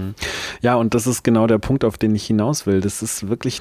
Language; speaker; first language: German; native; German